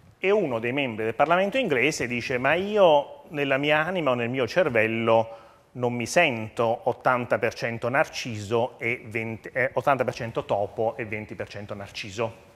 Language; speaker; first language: Italian; native; Italian